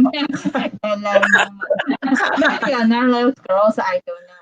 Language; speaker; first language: English; non-native, learner; Chinese